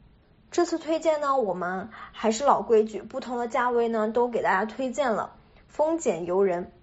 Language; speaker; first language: Chinese; native; Chinese